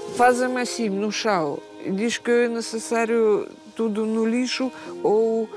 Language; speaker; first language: Portuguese; non-native, learner; Russian